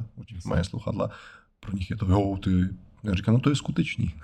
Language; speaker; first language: Czech; non-native, fluent; Russian